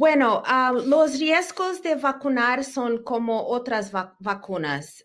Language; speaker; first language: Spanish; early bilingual, heritage; Spanish